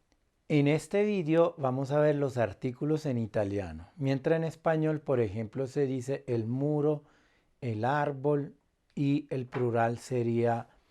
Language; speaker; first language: Spanish; non-native, fluent; Italian